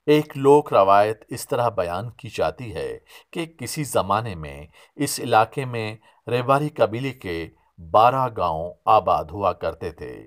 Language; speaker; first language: Urdu; non-native, local second language; Sindhi